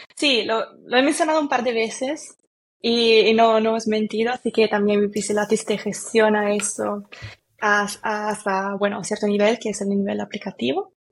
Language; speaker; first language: Spanish; non-native, fluent; Italian